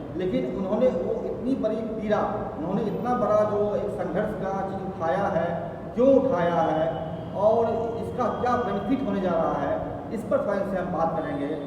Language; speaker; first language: Hindi; native; Hindi